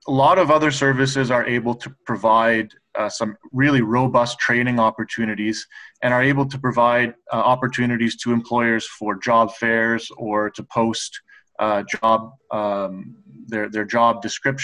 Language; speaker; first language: English; native; English